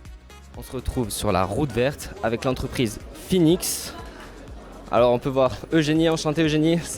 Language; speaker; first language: French; native; French